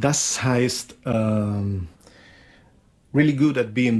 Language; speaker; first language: German; non-native, learner; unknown